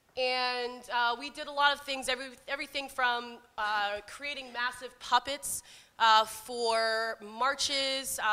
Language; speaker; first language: English; native; English